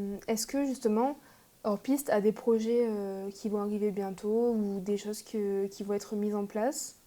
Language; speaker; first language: French; native; French